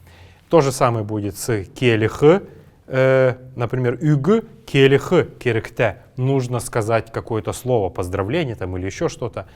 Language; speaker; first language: Russian; native; Russian